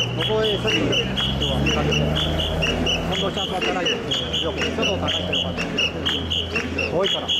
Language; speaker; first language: Japanese; non-native, learner; Spanish